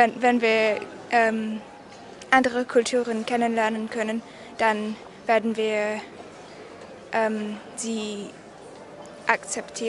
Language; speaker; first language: German; non-native, fluent; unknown